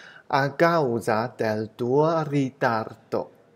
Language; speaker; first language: Italian; non-native, fluent; Chinese